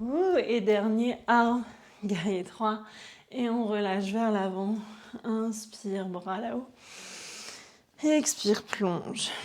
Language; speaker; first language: French; native; French